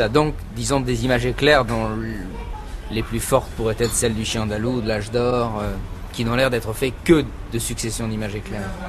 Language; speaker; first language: French; native; French